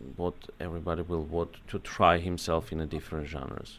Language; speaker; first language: English; non-native, fluent; Armenian